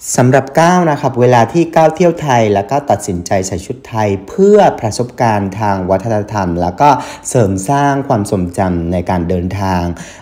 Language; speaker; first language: Thai; non-native, fluent; Vietnamese